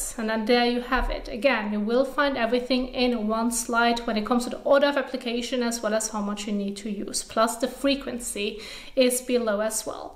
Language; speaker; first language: English; non-native, fluent; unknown